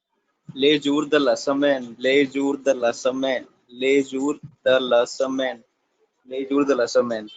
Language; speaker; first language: French; non-native, learner; Hindi